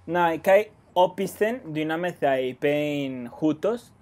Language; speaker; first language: Greek; non-native, fluent; Spanish